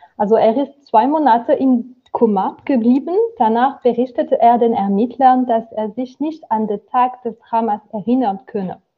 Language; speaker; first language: German; non-native, fluent; French